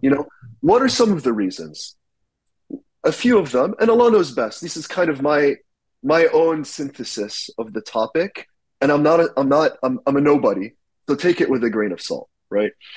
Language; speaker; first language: English; native; English